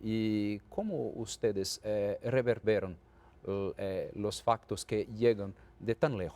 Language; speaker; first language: Spanish; non-native, fluent; Portuguese